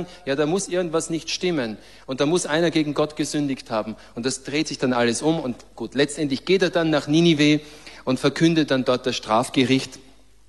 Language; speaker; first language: German; native; German